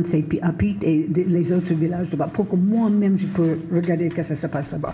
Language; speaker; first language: French; non-native, fluent; English